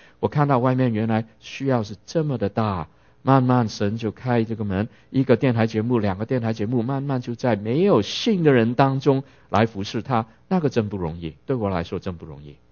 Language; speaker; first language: Chinese; non-native, local second language; Cantonese